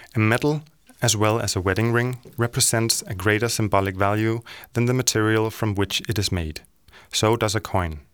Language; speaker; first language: English; non-native, fluent; Danish